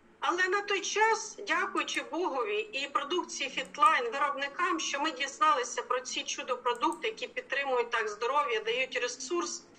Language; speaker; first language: Ukrainian; native; Ukrainian